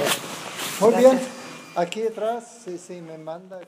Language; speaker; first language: Spanish; non-native, fluent; English